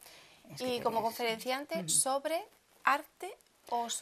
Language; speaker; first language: Spanish; native; Spanish